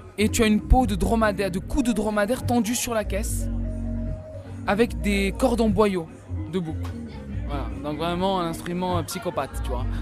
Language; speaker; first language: French; non-native, local second language; Arabic